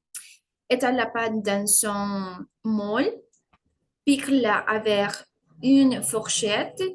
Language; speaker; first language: French; non-native, learner; Spanish